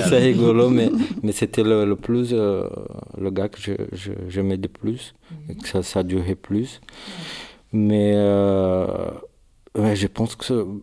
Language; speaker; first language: French; non-native, learner; Portuguese